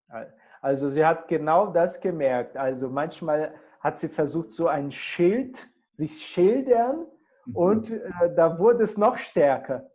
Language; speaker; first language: German; non-native, fluent; Portuguese